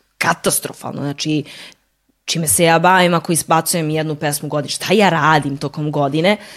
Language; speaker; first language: Serbian; early bilingual, heritage; Serbian